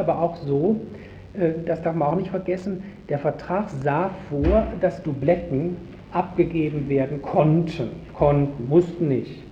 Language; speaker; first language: German; native; German